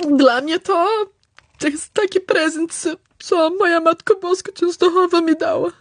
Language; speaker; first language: Polish; early bilingual, heritage; Polish